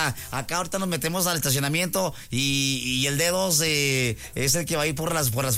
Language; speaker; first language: Spanish; native; Spanish